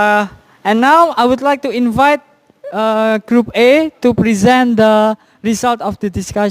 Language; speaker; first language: English; non-native, fluent; Indonesian